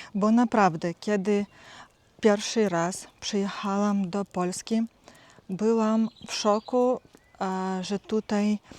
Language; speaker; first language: Polish; non-native, learner; Russian